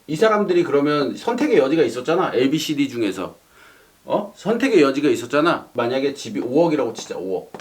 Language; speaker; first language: Korean; native; Korean